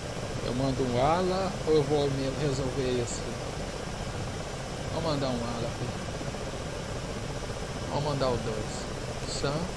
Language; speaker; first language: Portuguese; native; Portuguese